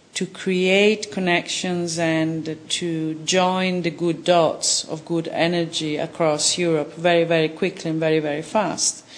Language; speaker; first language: English; non-native, fluent; Italian